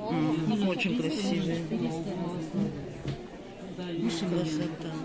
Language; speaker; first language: Russian; native; Russian